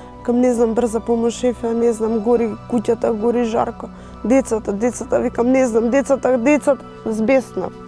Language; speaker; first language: Macedonian; non-native, local second language; Romany